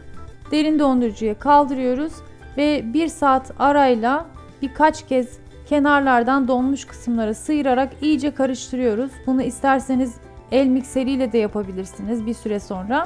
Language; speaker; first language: Turkish; native; Turkish